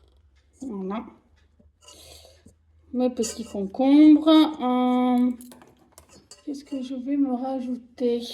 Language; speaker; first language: French; native; French